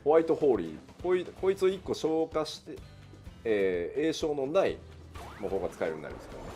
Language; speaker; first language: Japanese; native; Japanese